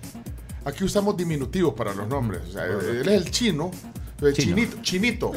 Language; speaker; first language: Spanish; native; Spanish